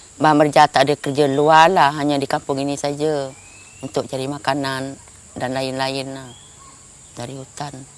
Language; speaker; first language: Malay; non-native, local second language; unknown